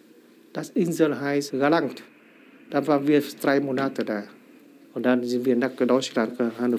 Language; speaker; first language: German; non-native, learner; Vietnamese